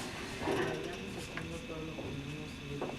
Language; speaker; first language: Spanish; native; Spanish